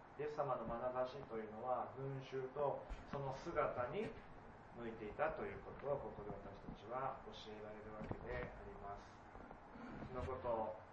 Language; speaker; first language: Japanese; native; Japanese